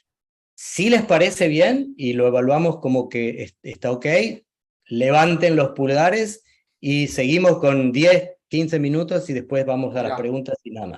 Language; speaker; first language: Spanish; native; Spanish